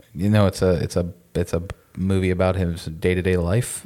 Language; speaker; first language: English; native; English